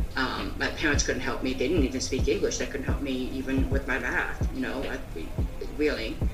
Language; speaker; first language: English; early bilingual, other home language; Korean